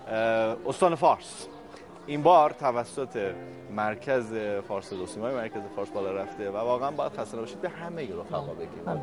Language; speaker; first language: Persian; native; Persian